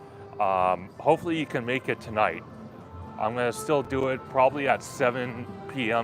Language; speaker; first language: English; native; English